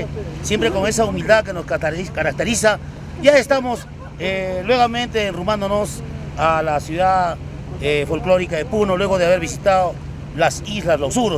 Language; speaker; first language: Spanish; native; Spanish